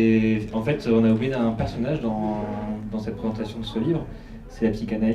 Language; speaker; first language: French; native; French